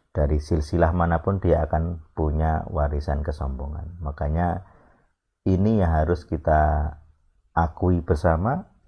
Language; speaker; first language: Indonesian; native; Indonesian